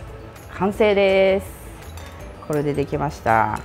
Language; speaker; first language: Japanese; native; Japanese